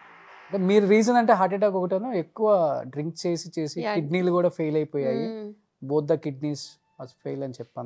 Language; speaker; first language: Telugu; native; Telugu